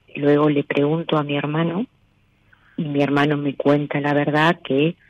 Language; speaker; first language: Spanish; native; Spanish